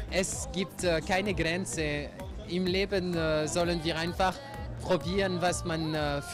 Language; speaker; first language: German; non-native, local second language; French